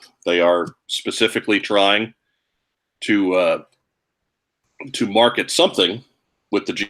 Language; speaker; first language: English; native; English